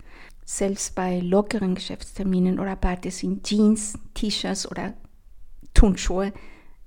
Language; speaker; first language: German; non-native, fluent; Spanish